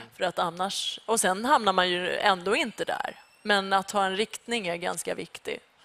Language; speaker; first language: Swedish; early bilingual, other home language; Persian